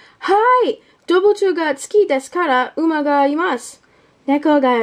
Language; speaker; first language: Japanese; non-native, learner; English